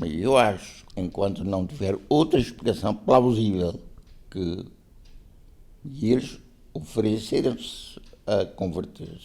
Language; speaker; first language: Portuguese; non-native, local second language; Konkani